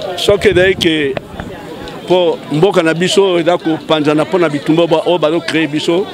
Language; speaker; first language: Lingala; native; Lingala